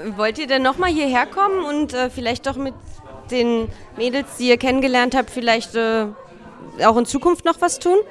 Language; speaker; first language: German; native; German